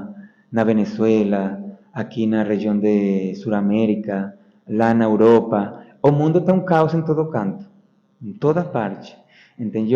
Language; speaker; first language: Portuguese; non-native, fluent; Spanish